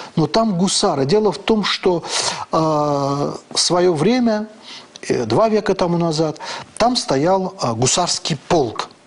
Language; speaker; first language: Russian; non-native, local second language; Azerbaijani